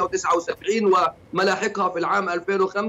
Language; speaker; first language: Arabic; native; Arabic